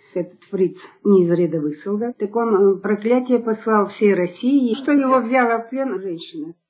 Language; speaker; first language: Russian; native; Russian